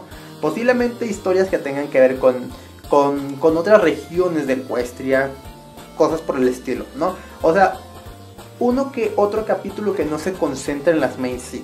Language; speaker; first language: Spanish; native; Spanish